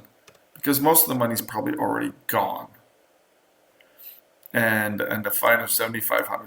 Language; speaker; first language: English; native; English